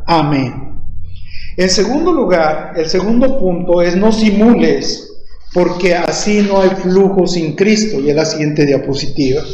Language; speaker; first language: Spanish; native; Spanish